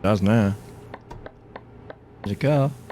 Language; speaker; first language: English; native; English